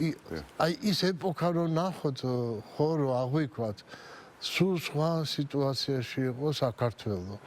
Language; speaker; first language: Georgian; native; Georgian